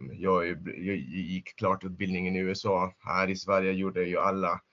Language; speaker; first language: Swedish; non-native, fluent; Spanish